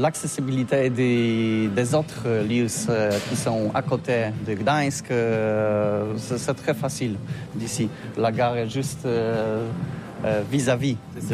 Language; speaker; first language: French; non-native, learner; Polish